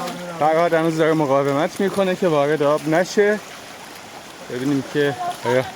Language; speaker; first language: Persian; native; Persian